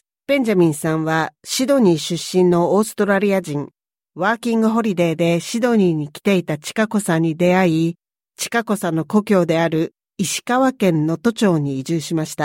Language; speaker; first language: Japanese; native; Japanese